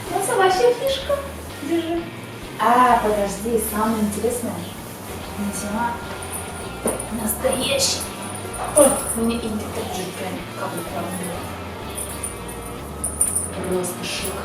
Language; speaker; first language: Russian; non-native, local second language; Tatar